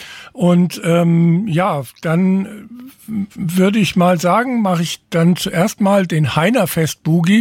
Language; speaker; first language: German; native; German